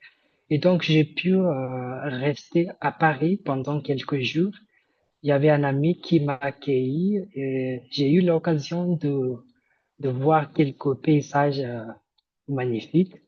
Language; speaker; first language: French; non-native, fluent; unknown